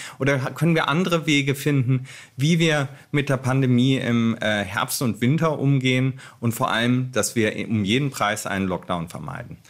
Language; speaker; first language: German; native; German